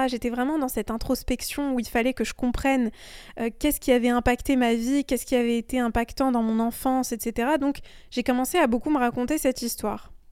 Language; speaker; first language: French; early bilingual, other home language; Persian